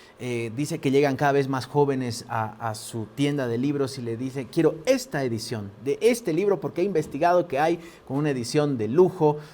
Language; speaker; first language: Spanish; native; Spanish